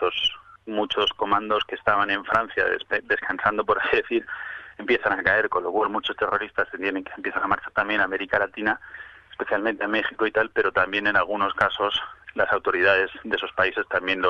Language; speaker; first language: Spanish; native; Spanish